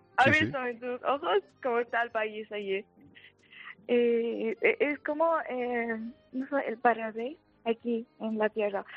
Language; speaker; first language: Spanish; non-native, fluent; Arabic